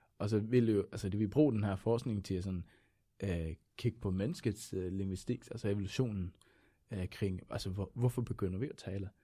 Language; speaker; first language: Danish; non-native, fluent; Swedish